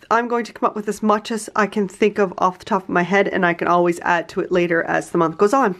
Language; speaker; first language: English; native; English